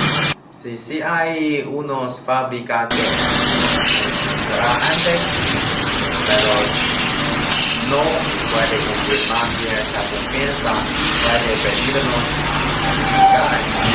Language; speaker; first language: Spanish; non-native, learner; Chinese